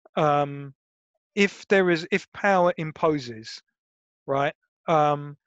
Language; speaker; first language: English; native; English